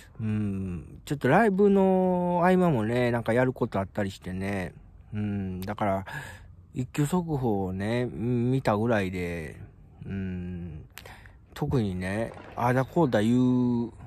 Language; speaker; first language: Japanese; native; Japanese